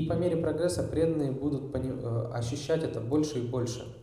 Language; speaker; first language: Russian; native; Russian